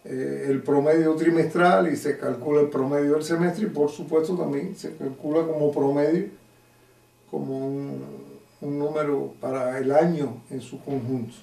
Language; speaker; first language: Spanish; native; Spanish